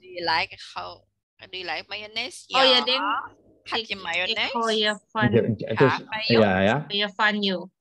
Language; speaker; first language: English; non-native, learner; Indonesian